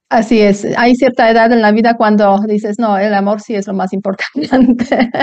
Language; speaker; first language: Spanish; non-native, fluent; Polish